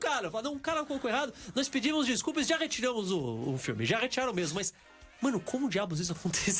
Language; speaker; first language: Portuguese; native; Portuguese